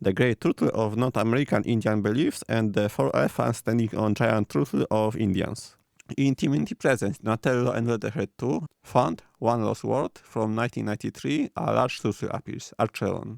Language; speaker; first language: English; non-native, fluent; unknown